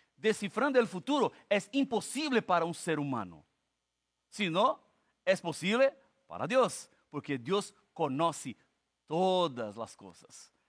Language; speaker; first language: Spanish; non-native, fluent; Portuguese